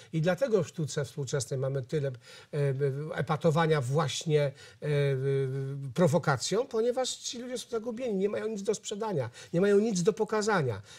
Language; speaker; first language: Polish; native; Polish